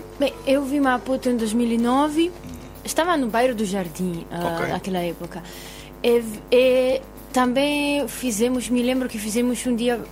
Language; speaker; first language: Portuguese; non-native, fluent; Italian